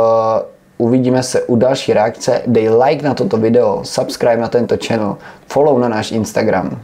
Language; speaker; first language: Czech; native; Czech